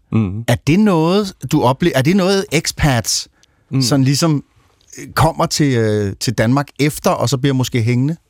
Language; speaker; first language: Danish; native; Danish